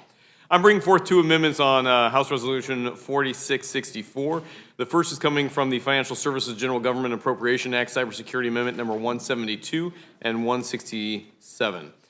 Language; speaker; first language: English; native; English